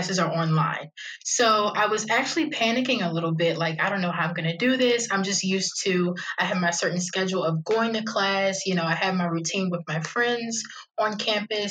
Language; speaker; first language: English; native; English